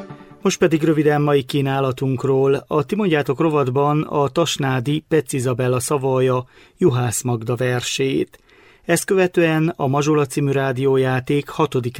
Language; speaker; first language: Hungarian; native; Hungarian